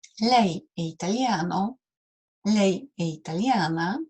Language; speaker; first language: Italian; non-native, fluent; Polish